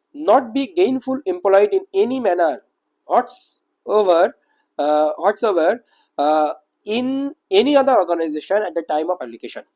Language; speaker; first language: English; non-native, local second language; Bangla